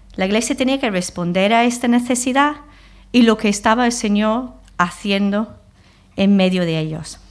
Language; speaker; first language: Spanish; non-native, fluent; English